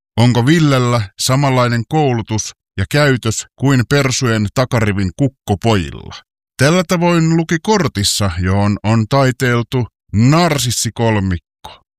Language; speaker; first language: Finnish; native; Finnish